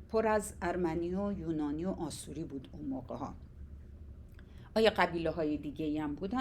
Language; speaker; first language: Persian; native; Persian